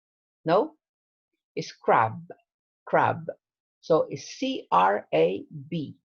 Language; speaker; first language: English; non-native, fluent; Spanish